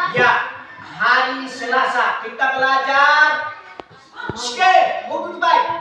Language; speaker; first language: Indonesian; non-native, local second language; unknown